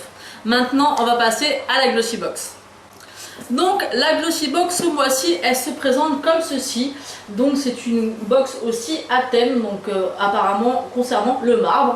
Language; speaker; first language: French; native; French